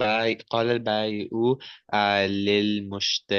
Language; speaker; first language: Arabic; non-native, learner; Urdu